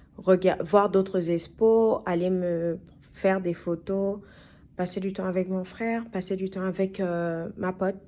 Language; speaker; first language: French; non-native, fluent; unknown